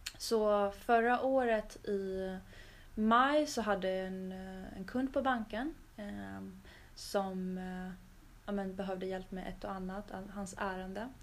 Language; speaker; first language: Swedish; early bilingual, other home language; Azerbaijani